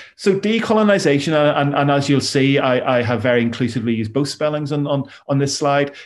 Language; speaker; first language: English; native; English